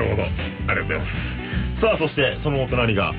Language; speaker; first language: Japanese; native; Japanese